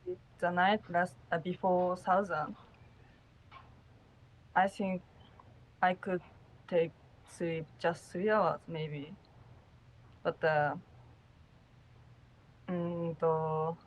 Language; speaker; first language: English; non-native, learner; Japanese